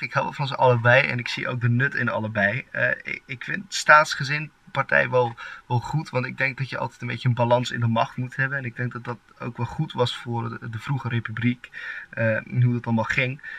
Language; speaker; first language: Dutch; early bilingual, heritage; Dutch